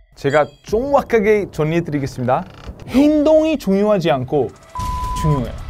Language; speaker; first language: Korean; non-native, fluent; Italian